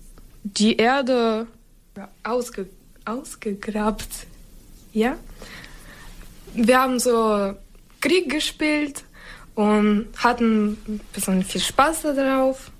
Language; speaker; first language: German; non-native, learner; Ukrainian